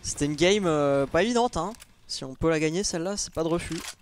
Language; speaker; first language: French; native; French